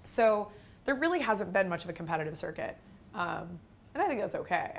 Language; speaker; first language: English; native; English